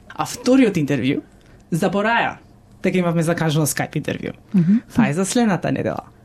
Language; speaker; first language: Macedonian; early bilingual, heritage; Macedonian